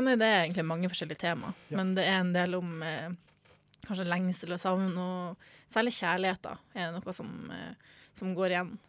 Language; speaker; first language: Norwegian; native; Norwegian